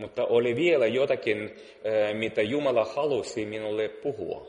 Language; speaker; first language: Finnish; non-native, learner; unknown